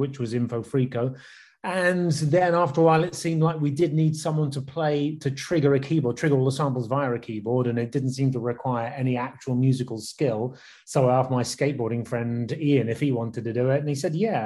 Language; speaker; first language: English; native; English